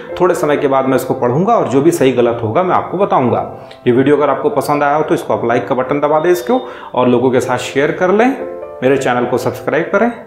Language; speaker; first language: Hindi; native; Hindi